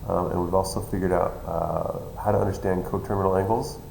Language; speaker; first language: English; native; English